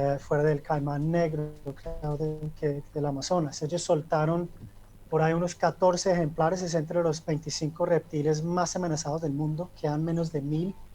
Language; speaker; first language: Spanish; early bilingual, heritage; Spanish